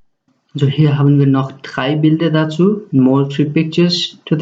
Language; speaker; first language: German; non-native, fluent; Nepali